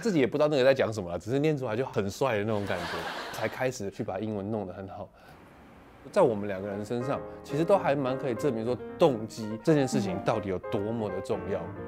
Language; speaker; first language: Chinese; native; Chinese